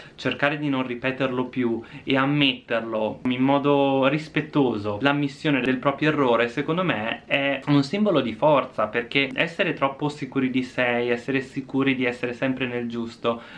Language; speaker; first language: Italian; native; Italian